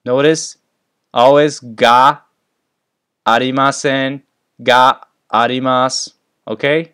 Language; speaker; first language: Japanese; non-native, fluent; English